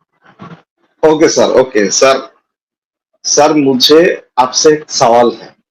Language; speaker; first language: Hindi; non-native, learner; Bangla